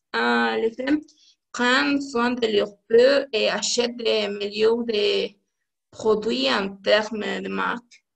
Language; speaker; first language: French; non-native, learner; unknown